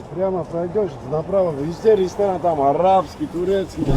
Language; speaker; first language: Russian; non-native, fluent; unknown